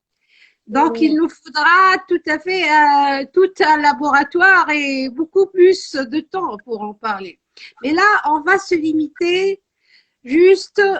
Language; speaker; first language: French; non-native, local second language; Arabic